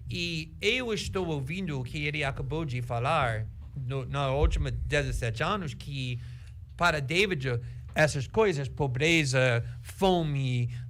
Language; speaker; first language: Portuguese; non-native, fluent; English